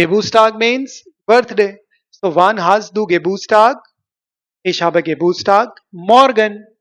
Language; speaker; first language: German; non-native, learner; Hindi